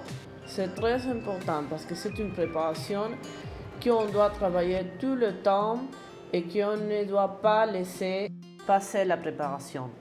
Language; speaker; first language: French; non-native, learner; Spanish